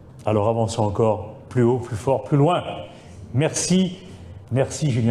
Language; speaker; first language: French; native; French